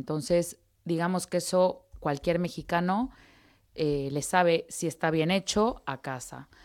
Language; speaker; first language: Spanish; native; Spanish